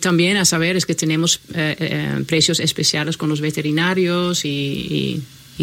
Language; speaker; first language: Spanish; non-native, fluent; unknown